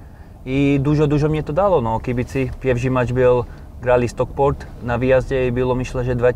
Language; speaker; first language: Polish; non-native, learner; Slovak